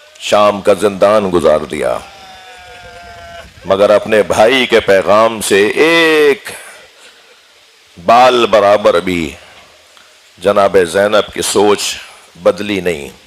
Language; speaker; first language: Urdu; native; Urdu